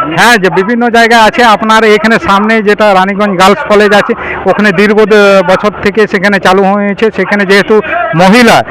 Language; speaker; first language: Bangla; non-native, local second language; Santali